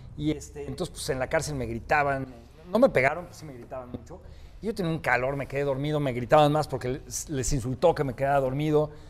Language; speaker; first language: Spanish; native; Spanish